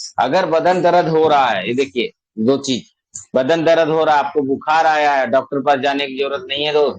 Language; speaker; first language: Hindi; native; Hindi